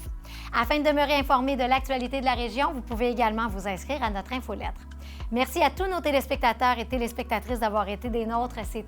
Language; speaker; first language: French; native; French